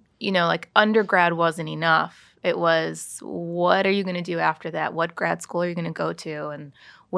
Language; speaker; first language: English; native; English